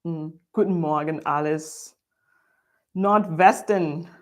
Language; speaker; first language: German; non-native, learner; Spanish